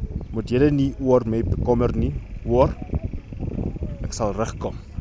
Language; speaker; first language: Afrikaans; non-native, learner; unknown